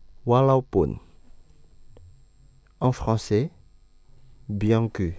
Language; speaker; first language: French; non-native, fluent; Indonesian